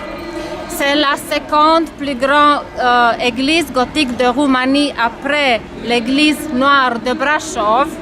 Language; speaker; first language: French; non-native, fluent; Romanian